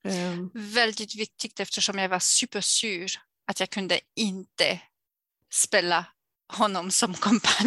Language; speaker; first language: Swedish; non-native, fluent; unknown